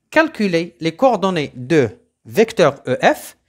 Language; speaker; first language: French; non-native, local second language; Arabic